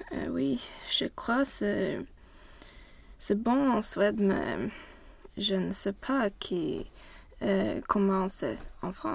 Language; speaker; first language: French; non-native, learner; Swedish